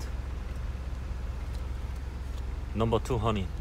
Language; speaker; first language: English; non-native, learner; Korean